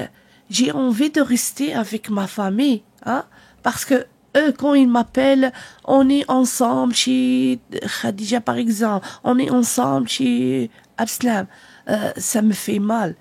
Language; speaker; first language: French; non-native, learner; Arabic